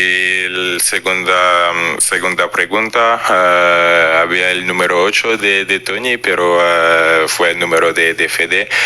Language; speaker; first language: Spanish; non-native, fluent; French